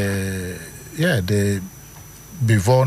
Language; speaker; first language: Dutch; non-native, learner; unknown